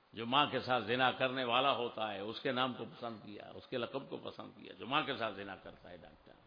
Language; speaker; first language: Urdu; native; Urdu